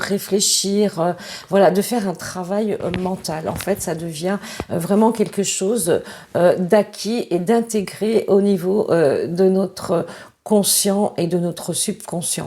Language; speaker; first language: French; native; French